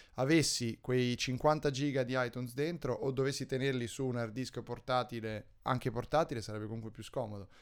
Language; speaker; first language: Italian; native; Italian